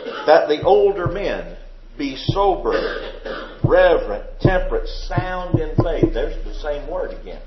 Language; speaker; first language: English; native; English